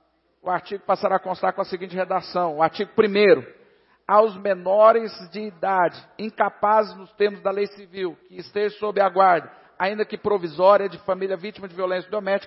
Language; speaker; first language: Portuguese; native; Portuguese